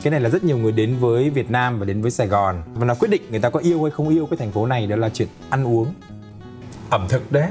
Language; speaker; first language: Vietnamese; native; Vietnamese